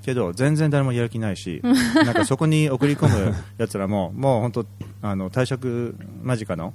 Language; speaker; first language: Japanese; early bilingual, heritage; Japanese